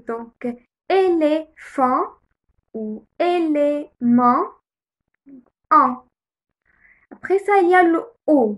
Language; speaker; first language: French; non-native, fluent; Arabic